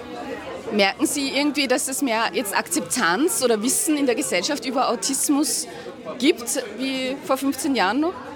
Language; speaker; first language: German; native; German